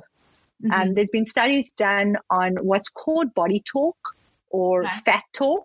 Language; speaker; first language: English; native; English